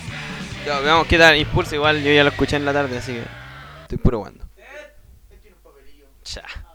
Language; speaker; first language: Spanish; native; Spanish